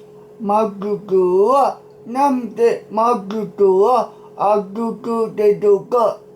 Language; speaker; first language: Japanese; non-native, learner; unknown